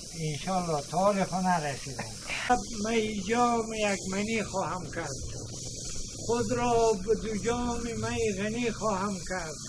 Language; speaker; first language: Persian; native; Persian